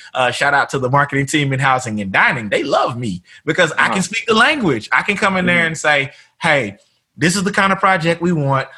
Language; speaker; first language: English; native; English